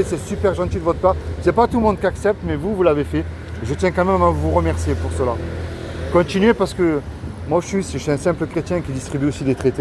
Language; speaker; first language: French; native; French